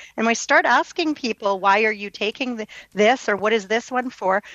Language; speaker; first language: English; native; English